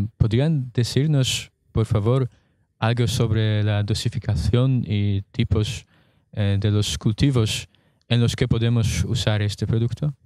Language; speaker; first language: Spanish; non-native, fluent; Polish